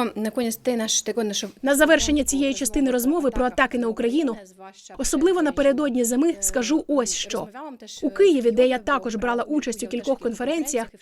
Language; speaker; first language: Ukrainian; native; Ukrainian